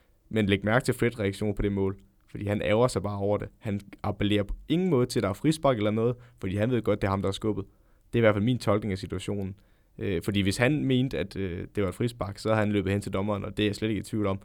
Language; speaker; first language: Danish; native; Danish